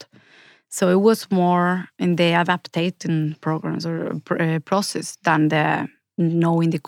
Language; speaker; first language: English; non-native, fluent; Spanish